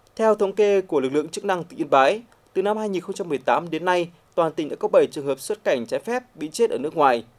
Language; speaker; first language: Vietnamese; native; Vietnamese